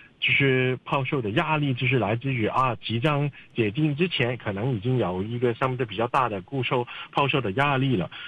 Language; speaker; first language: Chinese; non-native, local second language; Cantonese